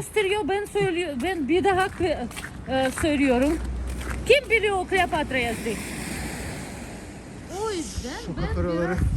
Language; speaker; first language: Turkish; non-native, learner; Russian